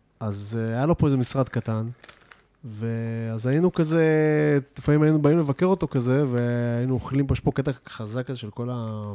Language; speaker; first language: Hebrew; native; Hebrew